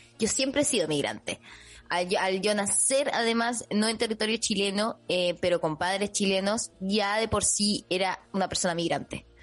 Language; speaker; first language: Spanish; native; Spanish